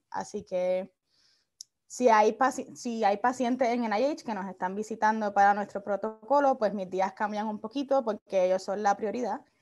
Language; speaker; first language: Spanish; native; Spanish